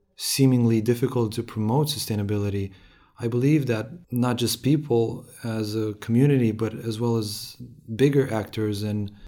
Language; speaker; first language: English; non-native, fluent; Romanian